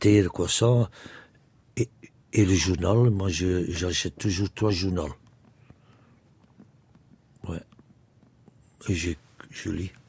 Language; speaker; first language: French; non-native, local second language; Dutch